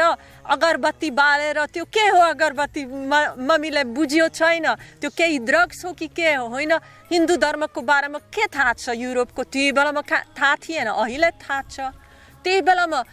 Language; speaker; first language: Nepali; non-native, learner; Slovak